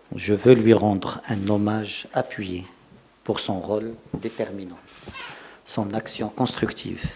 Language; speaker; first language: French; non-native, local second language; Arabic